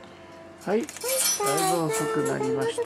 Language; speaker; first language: Japanese; native; Japanese